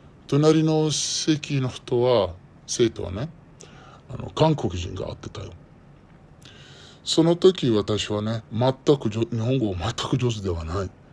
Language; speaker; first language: Japanese; non-native, learner; Arabic